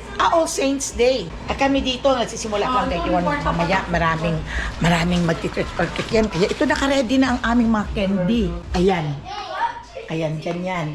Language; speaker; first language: Filipino; non-native, local second language; Cebuano